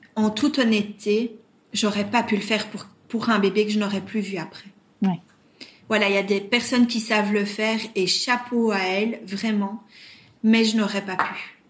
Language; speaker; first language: French; native; French